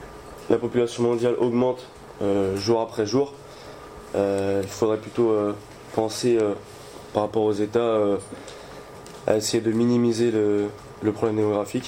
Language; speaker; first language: French; native; French